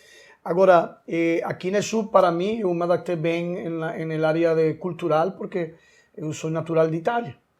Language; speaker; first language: Portuguese; non-native, learner; Spanish